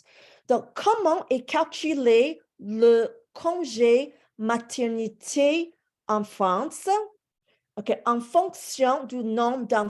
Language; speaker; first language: French; non-native, fluent; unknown